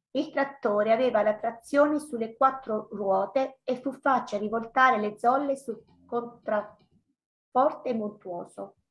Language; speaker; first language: Italian; native; Italian